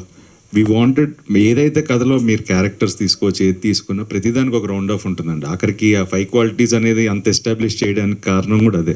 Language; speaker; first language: Telugu; native; Telugu